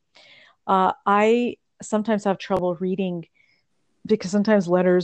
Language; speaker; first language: English; early bilingual, other home language; Russian